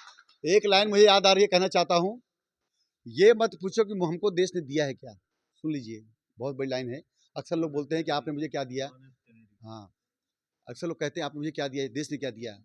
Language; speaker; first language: Hindi; native; Hindi